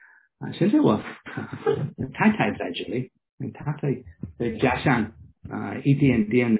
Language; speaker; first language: Chinese; non-native, fluent; English